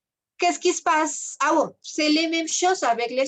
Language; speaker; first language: French; non-native, fluent; Spanish